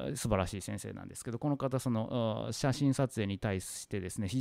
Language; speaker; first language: Japanese; native; Japanese